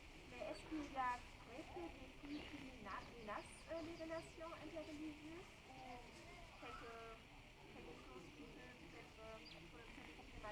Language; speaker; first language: French; non-native, fluent; German